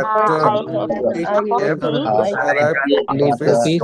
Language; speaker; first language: English; non-native, learner; Bangla